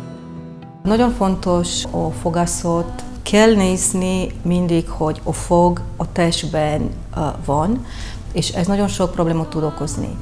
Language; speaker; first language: Hungarian; non-native, learner; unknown